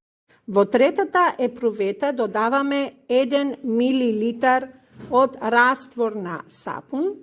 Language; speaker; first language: Macedonian; native; Macedonian